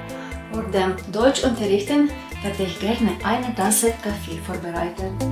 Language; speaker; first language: German; non-native, learner; Russian